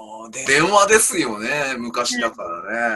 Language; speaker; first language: Japanese; native; Japanese